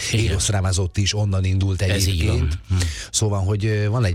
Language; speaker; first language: Hungarian; native; Hungarian